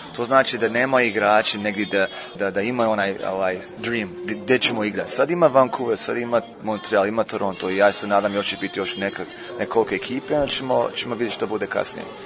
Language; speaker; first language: Croatian; early bilingual, heritage; Croatian